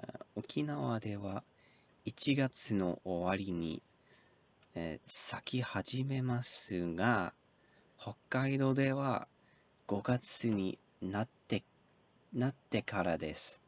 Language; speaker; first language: Japanese; non-native, learner; English